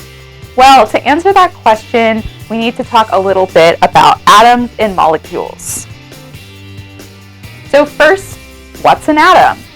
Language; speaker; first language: English; native; English